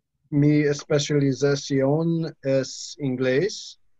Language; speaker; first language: Spanish; non-native, learner; English